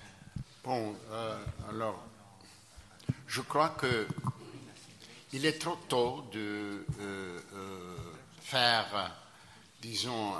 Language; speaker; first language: French; non-native, fluent; Greek